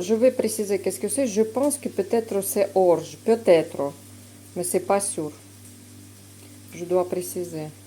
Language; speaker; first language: French; non-native, fluent; Russian